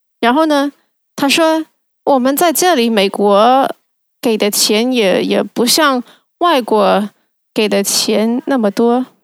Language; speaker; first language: Chinese; non-native, fluent; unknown